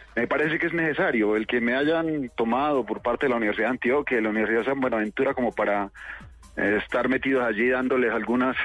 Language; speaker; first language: Spanish; native; Spanish